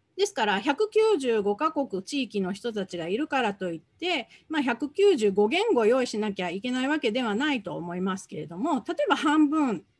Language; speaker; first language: Japanese; native; Japanese